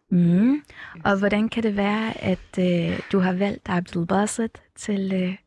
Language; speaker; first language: Danish; early bilingual, other home language; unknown